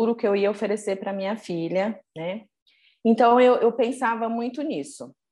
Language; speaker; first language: Portuguese; native; Portuguese